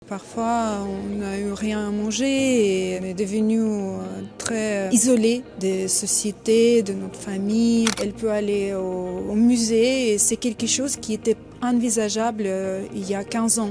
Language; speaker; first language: French; non-native, fluent; Russian